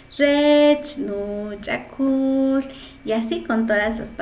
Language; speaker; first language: Spanish; non-native, local second language; Kʼicheʼ